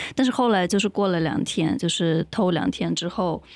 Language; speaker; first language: Chinese; non-native, fluent; Ukrainian